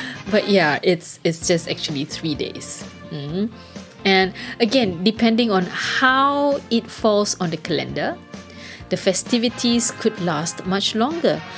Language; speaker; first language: English; non-native, local second language; Malay